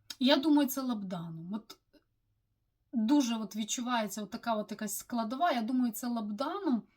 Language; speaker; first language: Ukrainian; non-native, local second language; Russian